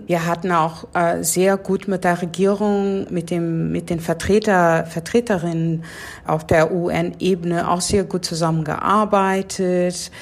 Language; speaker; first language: German; non-native, fluent; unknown